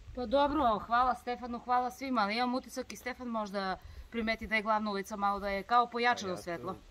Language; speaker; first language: Bosnian; native; Bosnian